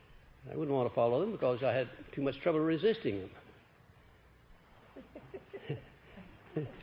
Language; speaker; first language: English; native; English